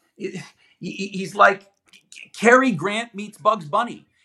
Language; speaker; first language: English; non-native, fluent; Greek